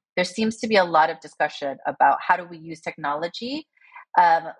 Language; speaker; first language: English; early bilingual, other home language; Korean